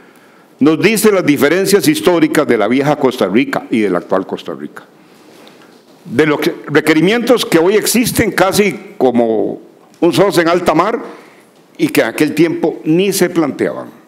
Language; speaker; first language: Spanish; native; Spanish